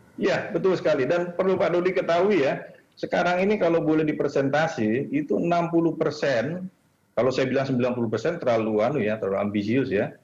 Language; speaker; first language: Indonesian; native; Indonesian